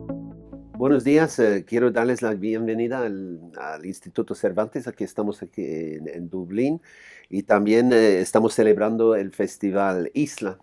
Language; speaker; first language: Spanish; non-native, fluent; English